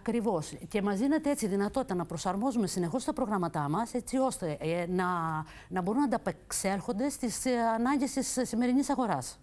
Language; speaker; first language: Greek; native; Greek